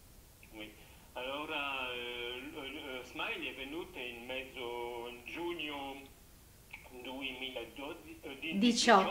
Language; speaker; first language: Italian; non-native, learner; French